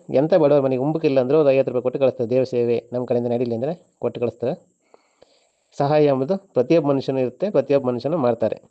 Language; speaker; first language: Kannada; native; Kannada